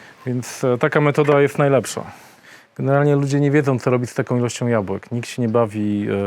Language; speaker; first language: Polish; native; Polish